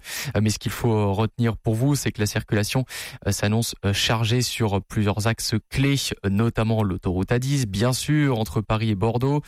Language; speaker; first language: French; native; French